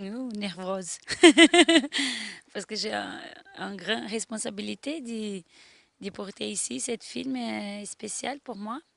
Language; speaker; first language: French; non-native, learner; Portuguese